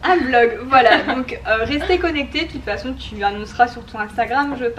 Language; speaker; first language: French; native; French